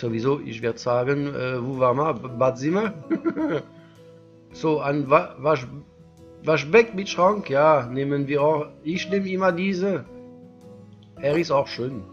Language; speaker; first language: German; non-native, learner; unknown